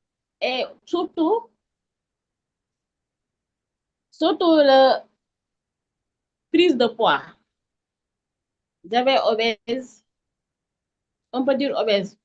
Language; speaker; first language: French; non-native, local second language; Wolof